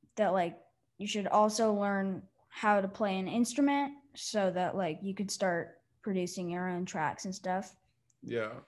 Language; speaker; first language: English; native; English